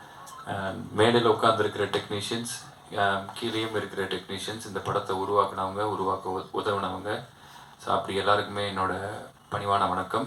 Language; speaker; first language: Tamil; native; Tamil